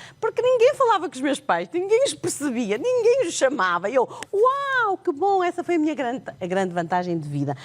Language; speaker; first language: Portuguese; non-native, local second language; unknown